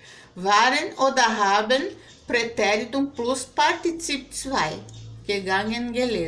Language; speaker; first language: German; non-native, fluent; Portuguese